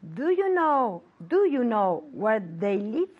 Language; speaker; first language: English; non-native, fluent; Spanish